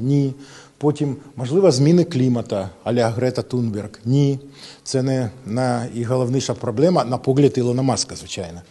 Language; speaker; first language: Ukrainian; non-native, local second language; Russian